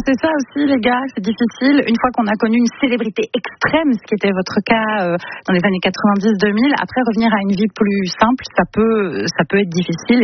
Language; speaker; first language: French; native; French